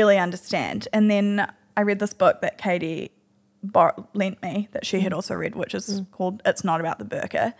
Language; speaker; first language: English; native; English